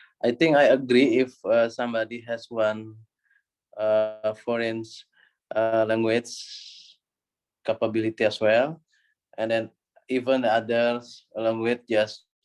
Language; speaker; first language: English; non-native, learner; Indonesian